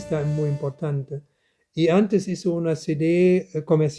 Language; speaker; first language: Spanish; non-native, learner; German